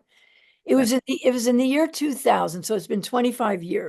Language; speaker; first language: English; native; English